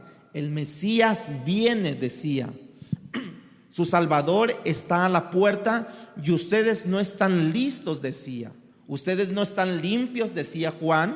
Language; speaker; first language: Spanish; native; Spanish